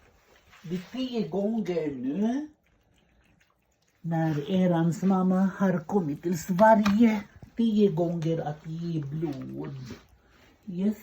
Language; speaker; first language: Swedish; non-native, learner; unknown